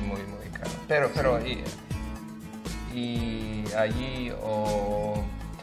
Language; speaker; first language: Spanish; non-native, learner; English